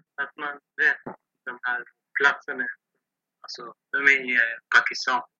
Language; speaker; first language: Swedish; non-native, fluent; Persian